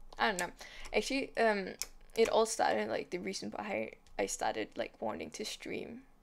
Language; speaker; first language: English; non-native, fluent; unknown